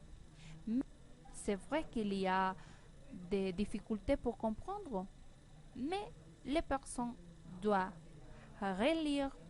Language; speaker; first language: French; non-native, learner; Spanish